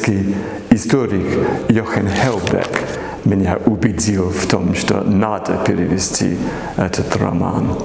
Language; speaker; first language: Russian; non-native, fluent; English